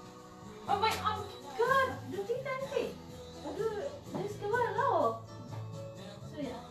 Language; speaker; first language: Swedish; non-native, learner; Cebuano